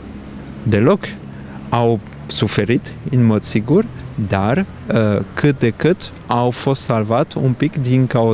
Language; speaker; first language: Romanian; non-native, fluent; French